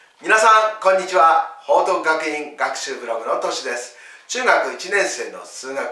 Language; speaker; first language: Japanese; native; Japanese